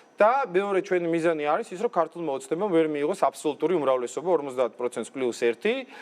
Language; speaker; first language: Georgian; native; Georgian